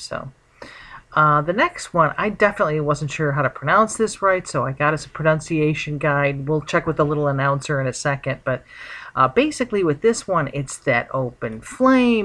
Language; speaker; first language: English; native; English